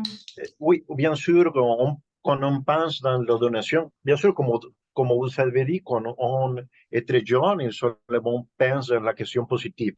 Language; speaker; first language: French; non-native, learner; Spanish